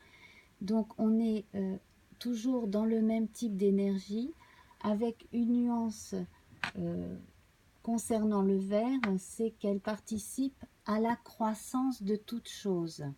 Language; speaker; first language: French; native; French